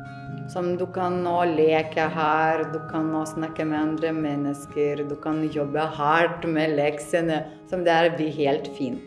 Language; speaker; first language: Norwegian; non-native, learner; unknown